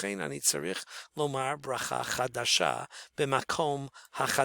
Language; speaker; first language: Hebrew; non-native, fluent; English